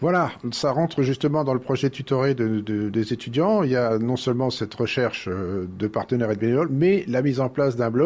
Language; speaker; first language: French; native; French